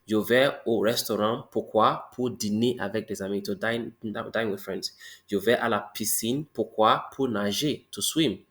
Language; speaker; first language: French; non-native, fluent; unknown